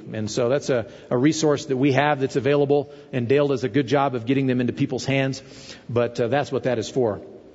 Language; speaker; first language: English; native; English